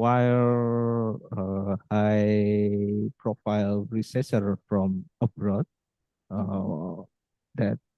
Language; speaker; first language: English; non-native, fluent; Indonesian